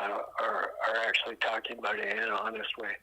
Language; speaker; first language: English; native; English